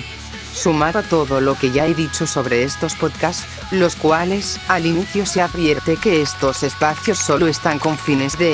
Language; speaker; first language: Spanish; native; Spanish